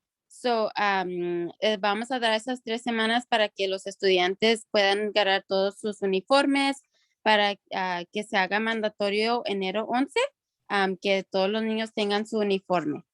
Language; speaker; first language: Spanish; early bilingual, other home language; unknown